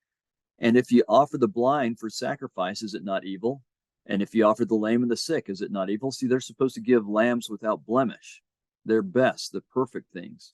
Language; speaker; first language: English; native; English